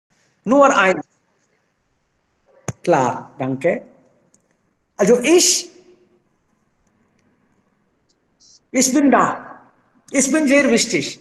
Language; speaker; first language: German; non-native, fluent; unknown